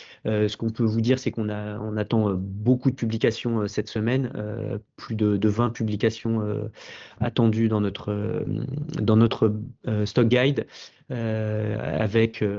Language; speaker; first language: French; native; French